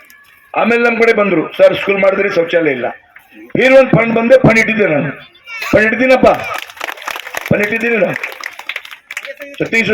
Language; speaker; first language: Kannada; non-native, local second language; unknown